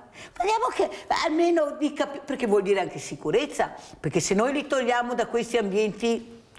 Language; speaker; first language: Italian; native; Italian